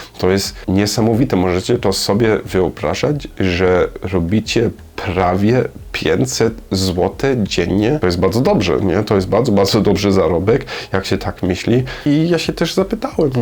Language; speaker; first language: Polish; non-native, learner; German